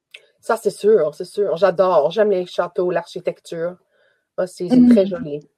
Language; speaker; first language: French; native; French